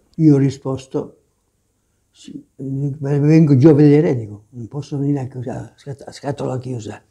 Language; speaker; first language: Italian; native; Italian